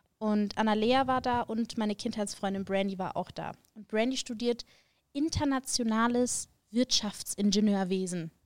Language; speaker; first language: German; native; German